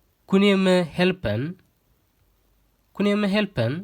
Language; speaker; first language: Dutch; non-native, fluent; Tigrinya